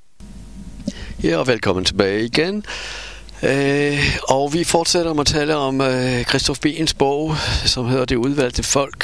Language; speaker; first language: Danish; non-native, fluent; Polish